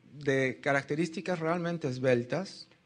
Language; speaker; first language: Spanish; native; Spanish